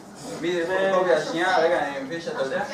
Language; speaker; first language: Hebrew; native; Hebrew